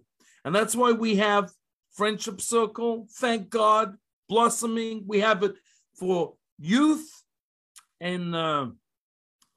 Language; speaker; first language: English; native; English